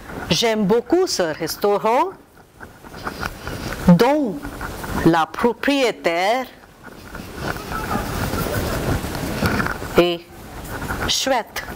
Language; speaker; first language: French; non-native, fluent; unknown